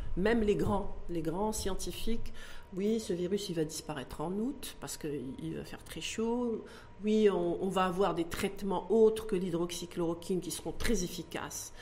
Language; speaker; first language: French; non-native, local second language; Arabic